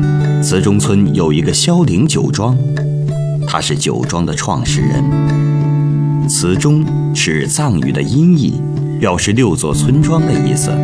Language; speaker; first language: Chinese; native; Chinese